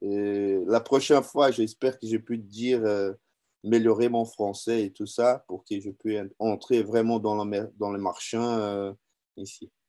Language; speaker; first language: French; non-native, learner; Portuguese